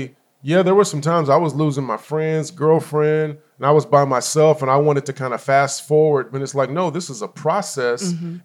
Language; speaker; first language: English; native; English